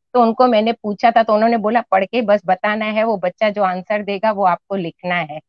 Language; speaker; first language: Hindi; non-native, local second language; Sindhi